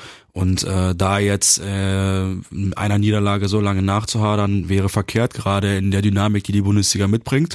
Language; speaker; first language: German; early bilingual, other home language; Turkish